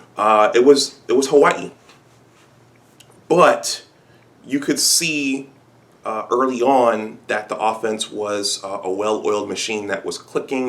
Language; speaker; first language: English; native; English